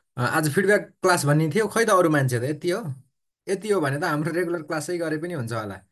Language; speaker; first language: Nepali; native; Nepali